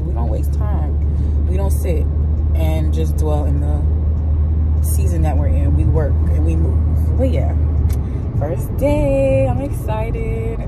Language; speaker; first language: English; native; English